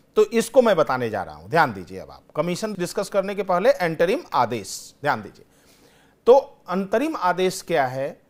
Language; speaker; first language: Hindi; native; Hindi